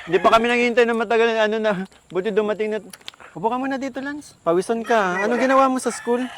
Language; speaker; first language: Filipino; native; Filipino